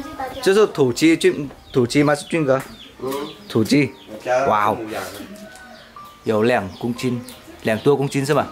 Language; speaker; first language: Chinese; non-native, fluent; Vietnamese